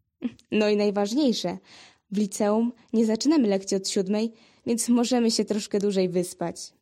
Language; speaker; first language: Polish; native; Polish